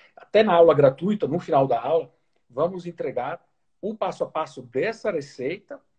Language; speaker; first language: Portuguese; non-native, fluent; Italian